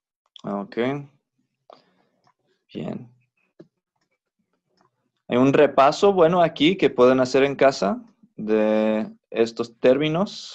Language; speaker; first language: Spanish; non-native, fluent; English